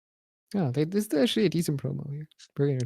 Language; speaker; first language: English; native; English